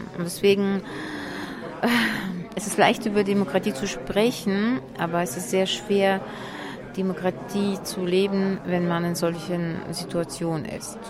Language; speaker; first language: German; non-native, fluent; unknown